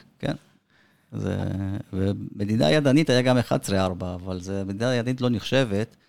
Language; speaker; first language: Hebrew; early bilingual, other home language; Spanish